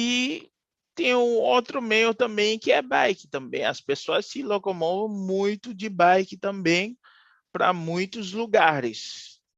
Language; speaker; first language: Portuguese; non-native, fluent; Haitian Creole